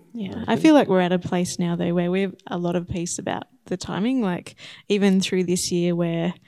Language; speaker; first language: English; native; English